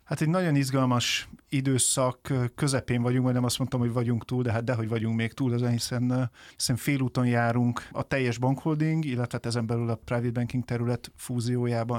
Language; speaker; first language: Hungarian; native; Hungarian